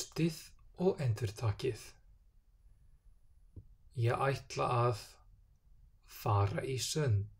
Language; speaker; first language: Icelandic; non-native, fluent; English